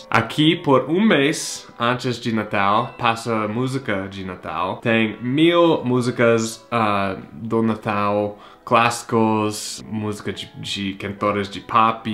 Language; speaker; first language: Portuguese; non-native, fluent; English